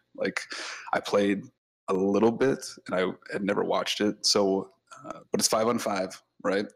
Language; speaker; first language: English; native; English